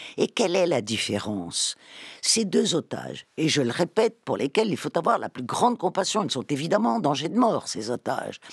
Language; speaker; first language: French; native; French